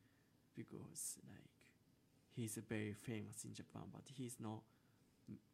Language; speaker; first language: English; non-native, learner; Japanese